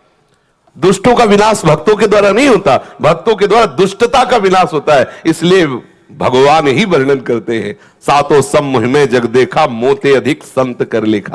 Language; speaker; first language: Hindi; native; Hindi